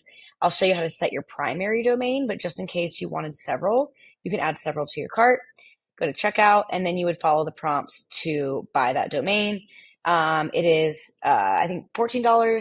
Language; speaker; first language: English; native; English